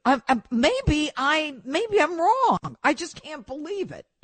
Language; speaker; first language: English; native; English